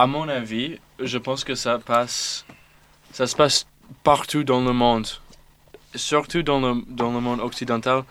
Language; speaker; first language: French; non-native, fluent; English